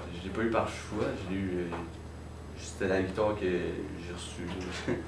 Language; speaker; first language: French; native; French